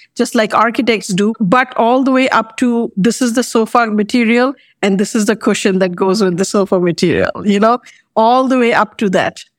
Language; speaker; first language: English; non-native, local second language; Bangla